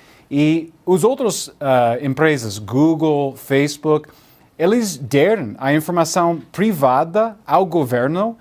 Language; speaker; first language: Portuguese; non-native, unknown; English